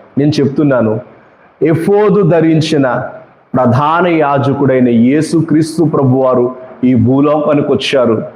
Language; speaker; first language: Telugu; native; Telugu